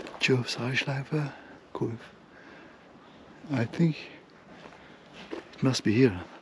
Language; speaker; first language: English; non-native, learner; Turkish